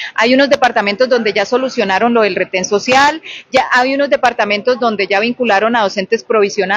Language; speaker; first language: Spanish; native; Spanish